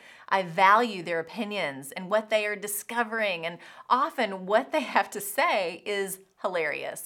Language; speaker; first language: English; native; English